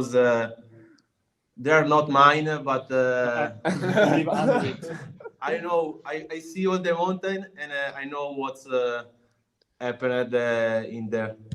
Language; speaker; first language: English; non-native, learner; Italian